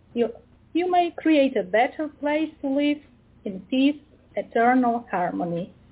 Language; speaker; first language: English; non-native, learner; Polish